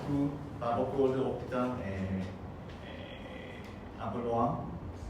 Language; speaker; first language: French; non-native, learner; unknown